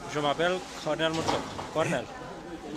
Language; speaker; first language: French; non-native, learner; Romanian